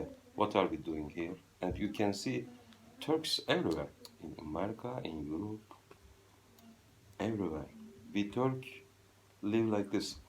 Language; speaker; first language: English; non-native, fluent; Turkish